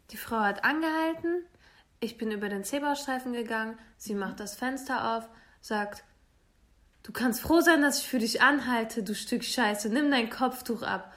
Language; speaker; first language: German; early bilingual, other home language; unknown